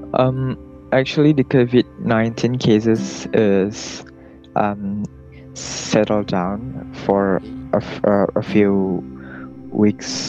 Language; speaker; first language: English; non-native, learner; Indonesian